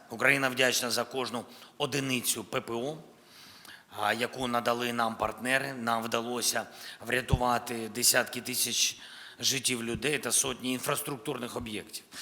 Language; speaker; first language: Ukrainian; non-native, local second language; Russian